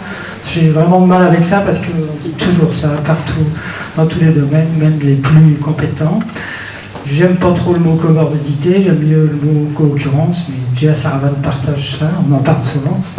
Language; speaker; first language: French; native; French